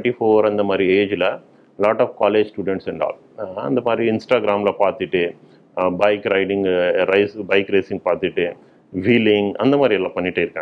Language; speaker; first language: Tamil; non-native, fluent; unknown